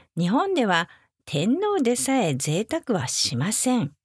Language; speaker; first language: Japanese; native; Japanese